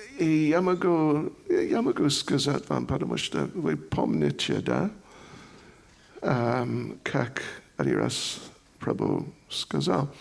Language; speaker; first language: Russian; non-native, learner; English